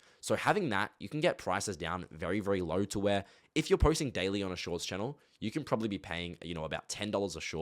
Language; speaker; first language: English; native; English